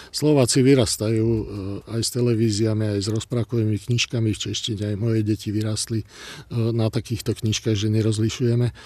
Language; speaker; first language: Slovak; non-native, local second language; Hungarian